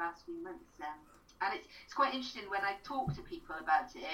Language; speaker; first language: English; native; English